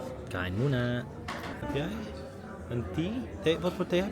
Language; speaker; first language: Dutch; early bilingual, other home language; Filipino